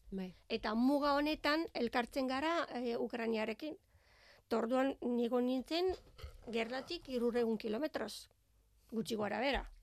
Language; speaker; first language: Basque; non-native, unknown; Bulgarian